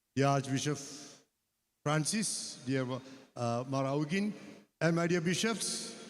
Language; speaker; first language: English; non-native, local second language; Malayalam